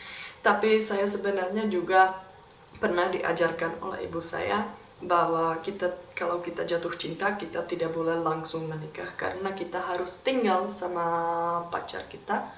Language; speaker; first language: Indonesian; non-native, fluent; Czech